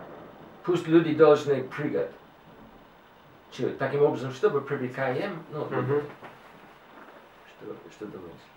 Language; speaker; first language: Russian; non-native, fluent; English